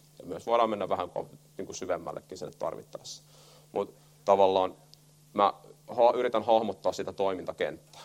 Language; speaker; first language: Finnish; native; Finnish